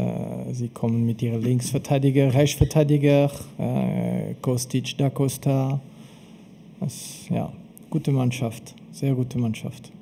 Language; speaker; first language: German; non-native, local second language; French